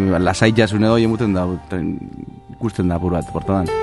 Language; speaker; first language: Basque; native; Basque